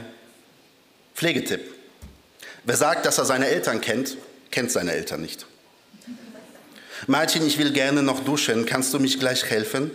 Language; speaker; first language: German; early bilingual, other home language; Polish